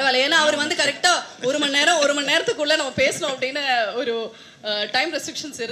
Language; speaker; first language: Tamil; native; Tamil